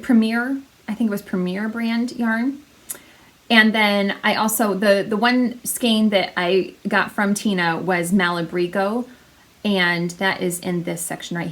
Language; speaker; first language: English; native; English